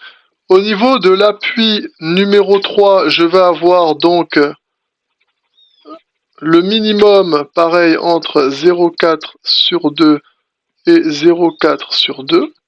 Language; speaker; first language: French; native; French